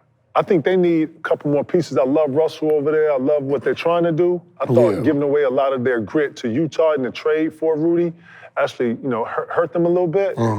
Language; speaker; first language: English; native; English